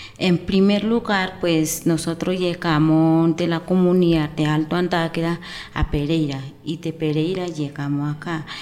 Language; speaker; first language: Spanish; non-native, local second language; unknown